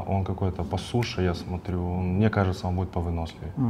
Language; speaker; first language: Russian; native; Russian